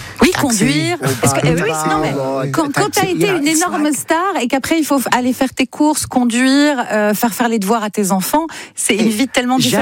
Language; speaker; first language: French; native; French